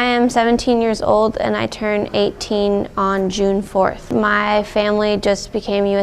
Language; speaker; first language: English; early bilingual, other home language; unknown